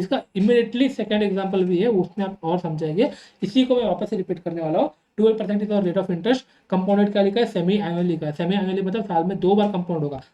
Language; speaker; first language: Hindi; non-native, local second language; Telugu